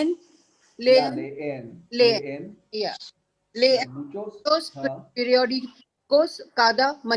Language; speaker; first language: Spanish; non-native, learner; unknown